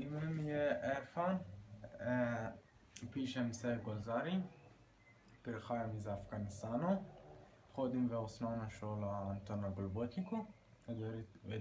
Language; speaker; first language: Slovenian; non-native, learner; Persian